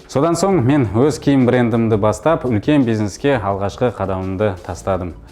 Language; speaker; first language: Kazakh; early bilingual, heritage; Kazakh